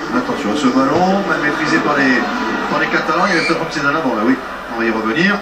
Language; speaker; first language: French; native; French